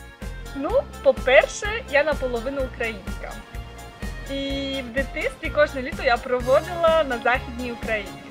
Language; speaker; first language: Ukrainian; early bilingual, heritage; Russian